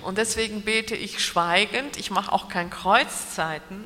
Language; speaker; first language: German; native; German